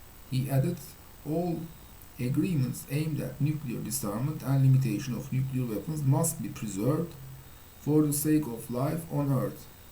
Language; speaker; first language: English; non-native, fluent; Turkish